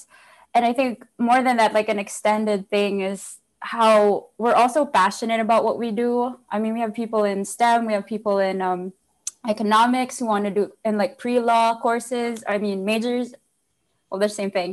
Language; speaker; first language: English; non-native, local second language; Filipino